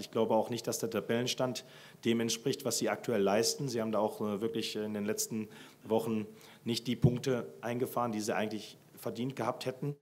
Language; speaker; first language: German; native; German